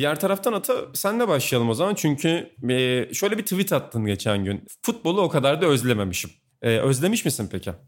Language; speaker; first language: Turkish; native; Turkish